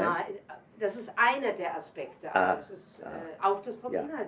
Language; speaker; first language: German; native; German